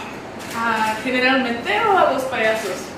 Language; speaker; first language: Spanish; non-native, learner; Czech